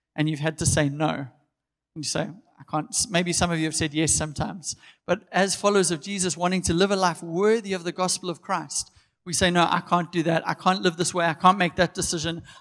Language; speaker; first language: English; native; English